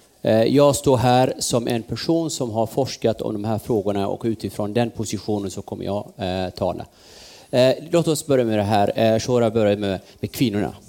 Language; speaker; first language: Swedish; non-native, fluent; Kurdish